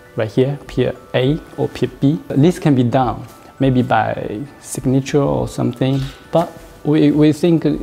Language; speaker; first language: English; non-native, learner; Chinese